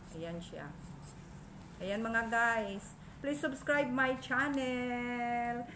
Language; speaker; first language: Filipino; non-native, local second language; Masbatenyo